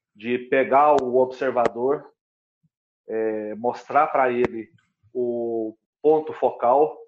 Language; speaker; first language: Portuguese; native; Portuguese